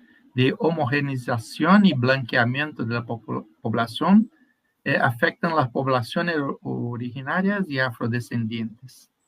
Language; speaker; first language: Spanish; non-native, fluent; Portuguese